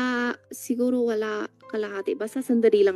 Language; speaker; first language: Filipino; non-native, learner; Chinese